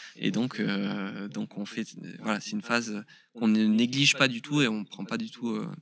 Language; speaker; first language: French; native; French